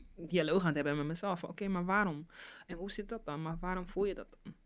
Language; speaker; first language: Dutch; native; Dutch